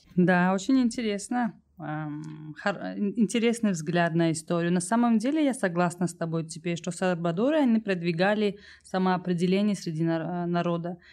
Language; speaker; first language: Russian; non-native, local second language; Tajik